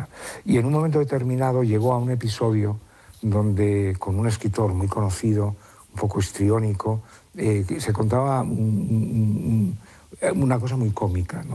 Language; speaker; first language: Spanish; native; Spanish